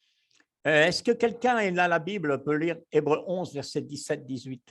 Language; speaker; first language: French; native; French